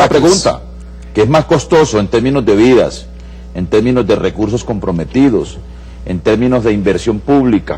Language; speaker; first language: Spanish; native; Spanish